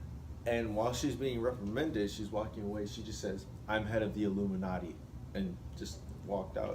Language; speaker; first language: English; native; English